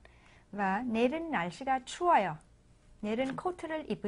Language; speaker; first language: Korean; non-native, fluent; Vietnamese